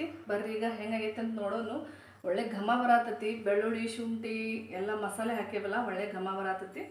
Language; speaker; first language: Kannada; native; Kannada